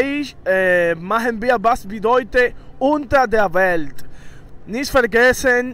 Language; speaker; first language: German; non-native, learner; Italian